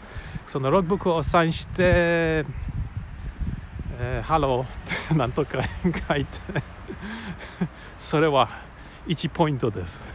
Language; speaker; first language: Japanese; non-native, learner; English